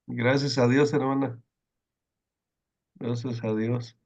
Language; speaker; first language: Spanish; native; Spanish